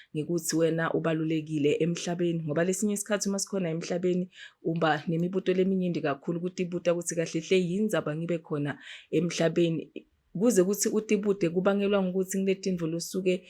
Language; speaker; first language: Zulu; non-native, local second language; Swati